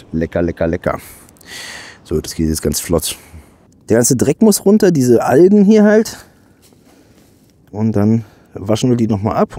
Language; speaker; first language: German; native; German